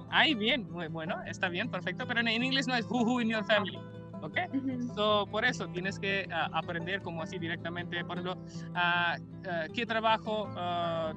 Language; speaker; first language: Spanish; non-native, learner; Hindi